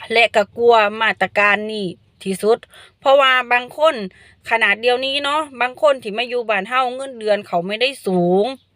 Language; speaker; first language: Thai; non-native, local second language; Northeastern Thai